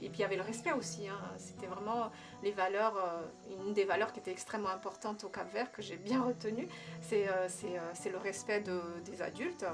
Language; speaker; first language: French; early bilingual, other home language; Kabuverdianu